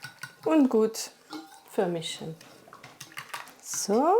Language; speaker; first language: German; non-native, fluent; French